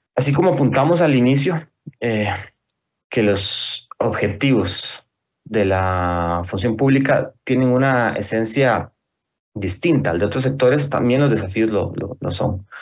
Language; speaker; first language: Spanish; native; Spanish